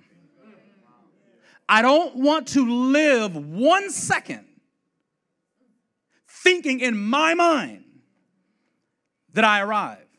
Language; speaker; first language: English; native; English